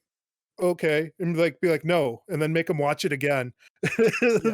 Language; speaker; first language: English; native; English